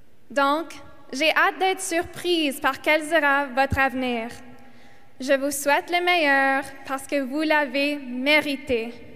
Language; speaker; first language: French; non-native, local second language; English